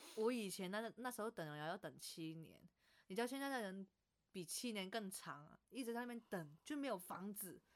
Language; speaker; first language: Chinese; non-native, local second language; Cantonese